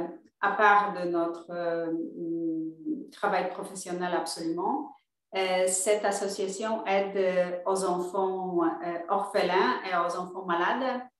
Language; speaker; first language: French; non-native, fluent; Polish